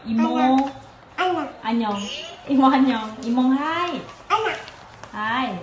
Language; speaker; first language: Korean; non-native, learner; Indonesian